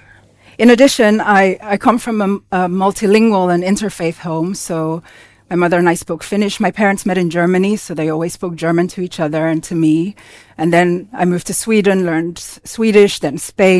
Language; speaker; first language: English; non-native, local second language; Finnish